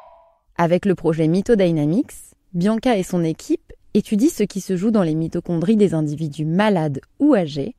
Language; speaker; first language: French; native; French